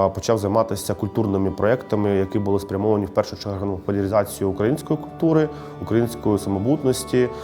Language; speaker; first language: Ukrainian; native; Ukrainian